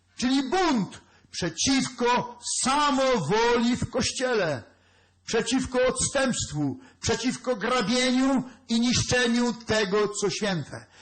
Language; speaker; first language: Polish; native; Polish